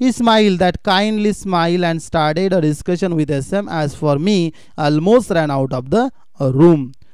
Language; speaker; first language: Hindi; non-native, local second language; Marathi